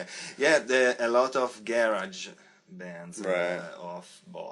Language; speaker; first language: English; non-native, learner; Italian